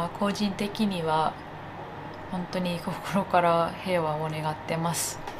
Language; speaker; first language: Japanese; non-native, fluent; English